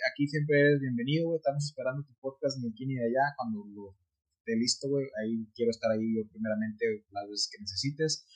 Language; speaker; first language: Spanish; early bilingual, heritage; Spanish